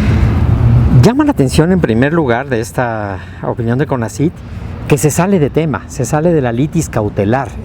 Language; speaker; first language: Spanish; native; Spanish